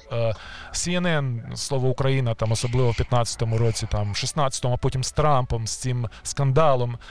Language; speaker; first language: Ukrainian; native; Ukrainian